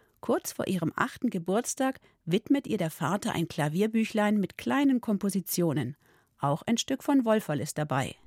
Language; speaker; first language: German; native; German